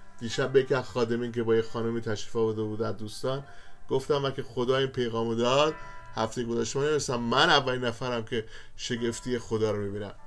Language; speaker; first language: Persian; native; Persian